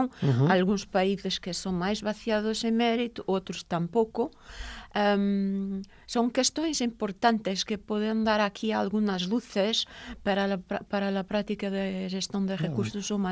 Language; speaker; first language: Spanish; non-native, fluent; Portuguese